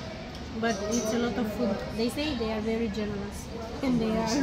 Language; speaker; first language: English; non-native, fluent; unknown